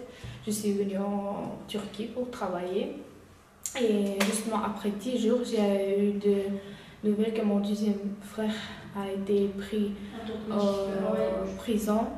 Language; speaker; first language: French; non-native, learner; Uyghur